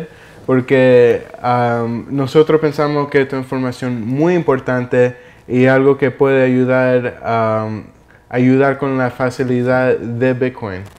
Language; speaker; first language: Spanish; early bilingual, heritage; Spanish